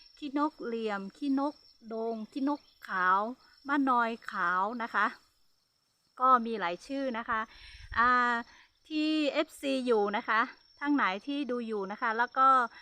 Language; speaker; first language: Thai; non-native, local second language; Hmong